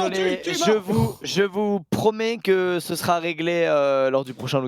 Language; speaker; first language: French; native; French